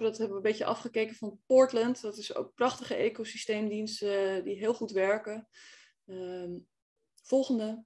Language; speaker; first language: Dutch; native; Dutch